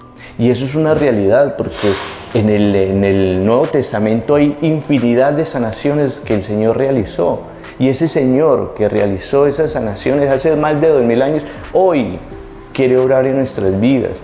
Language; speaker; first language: Spanish; native; Spanish